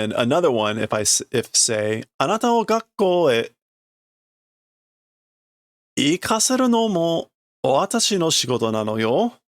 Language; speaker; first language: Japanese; non-native, learner; English